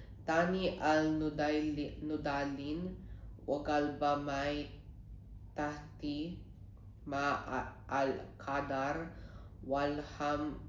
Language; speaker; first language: Arabic; non-native, learner; Filipino